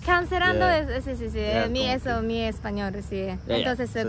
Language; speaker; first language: Spanish; non-native, learner; Japanese